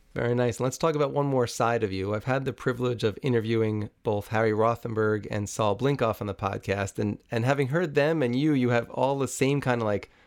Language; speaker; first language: English; native; English